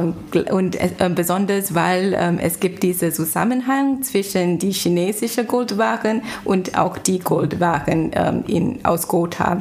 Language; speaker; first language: German; non-native, fluent; Chinese